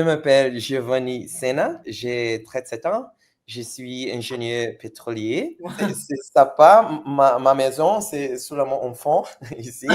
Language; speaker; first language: French; non-native, fluent; Portuguese